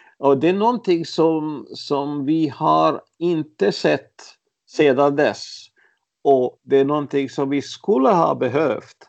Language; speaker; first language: Swedish; early bilingual, other home language; Latvian